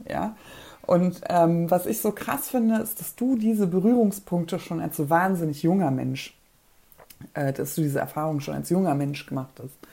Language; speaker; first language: German; early bilingual, other home language; Polish